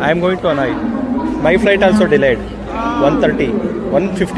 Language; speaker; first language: English; non-native, local second language; Kannada